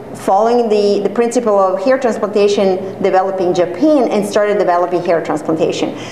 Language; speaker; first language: English; non-native, fluent; Serbian